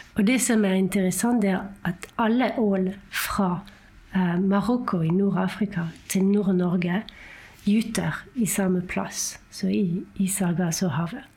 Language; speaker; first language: Norwegian; non-native, fluent; French